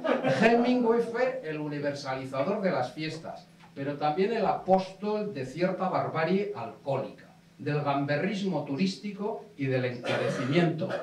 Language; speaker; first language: Spanish; native; Spanish